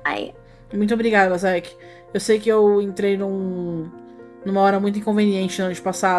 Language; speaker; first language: Portuguese; native; Portuguese